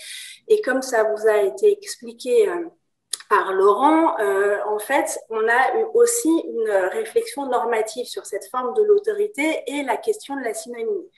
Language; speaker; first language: French; native; French